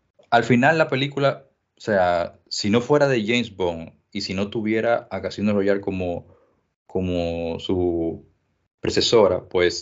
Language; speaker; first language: Spanish; native; Spanish